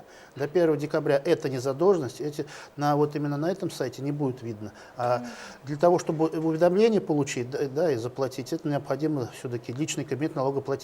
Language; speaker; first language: Russian; native; Russian